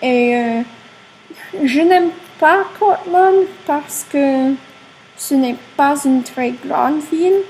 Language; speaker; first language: French; non-native, learner; English